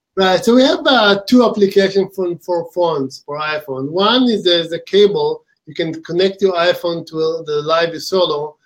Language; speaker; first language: English; non-native, fluent; Hebrew